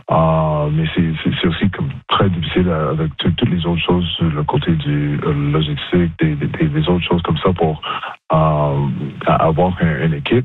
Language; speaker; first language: French; non-native, local second language; English